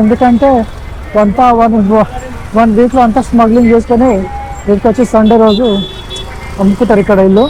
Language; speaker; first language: Telugu; native; Telugu